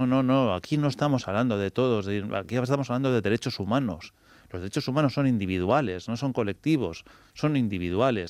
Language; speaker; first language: Spanish; native; Spanish